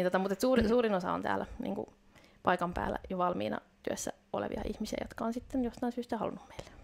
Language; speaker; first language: Finnish; native; Finnish